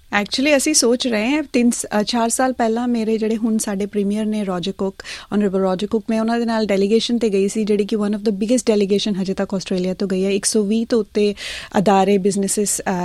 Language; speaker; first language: Punjabi; native; Punjabi